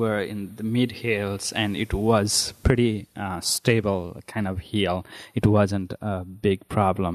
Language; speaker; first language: English; non-native, fluent; Nepali